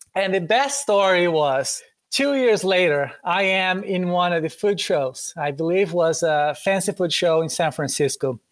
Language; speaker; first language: English; non-native, fluent; Portuguese